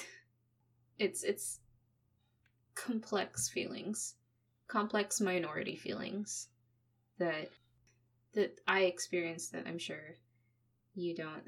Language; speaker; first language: English; non-native, local second language; Filipino